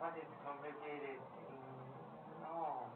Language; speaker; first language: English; non-native, learner; Chinese